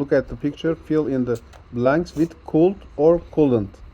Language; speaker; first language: English; non-native, learner; Turkish